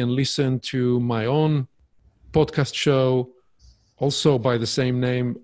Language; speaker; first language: English; non-native, fluent; Hebrew